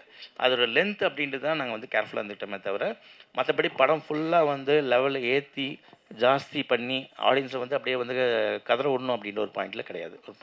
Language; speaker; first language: Tamil; native; Tamil